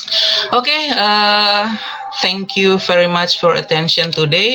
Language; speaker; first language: English; non-native, fluent; Indonesian